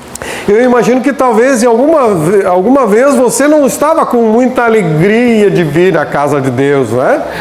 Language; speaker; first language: Portuguese; native; Portuguese